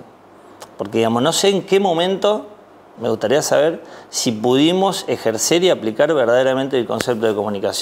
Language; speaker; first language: Spanish; native; Spanish